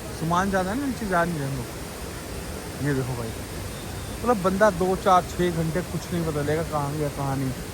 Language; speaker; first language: Hindi; native; Hindi